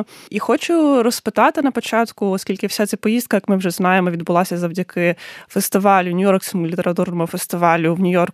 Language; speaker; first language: Ukrainian; native; Ukrainian